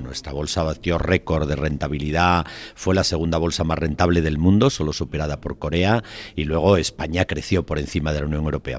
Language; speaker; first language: Spanish; native; Spanish